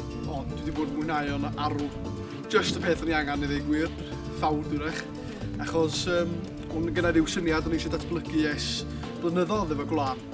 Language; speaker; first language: Welsh; native; Welsh